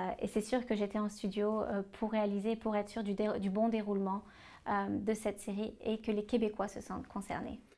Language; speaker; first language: French; native; French